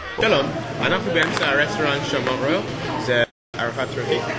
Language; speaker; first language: Hebrew; non-native, learner; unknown